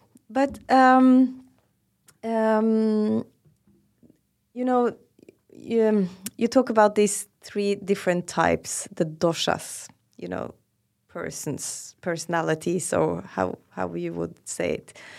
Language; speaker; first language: English; non-native, fluent; Norwegian